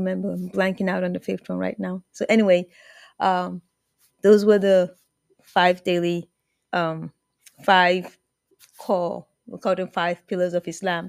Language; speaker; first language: English; non-native, local second language; Yoruba